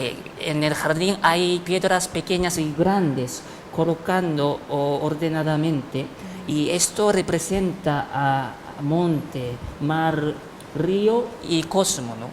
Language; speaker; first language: Spanish; non-native, fluent; Japanese